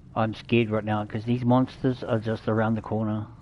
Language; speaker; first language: English; native; English